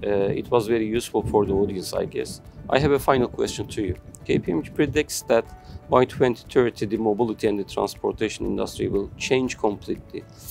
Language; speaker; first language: English; non-native, fluent; Turkish